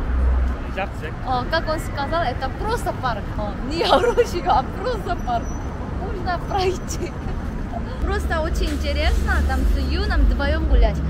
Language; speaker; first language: Russian; non-native, learner; Korean